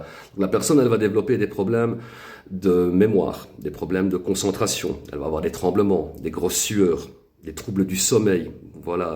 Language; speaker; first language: French; native; French